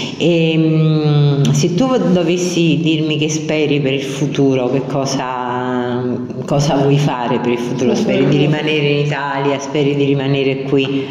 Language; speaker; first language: Italian; native; Italian